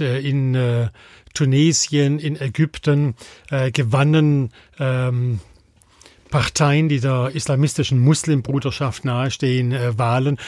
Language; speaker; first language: German; native; German